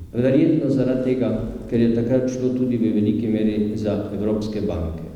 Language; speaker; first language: Slovenian; native; Slovenian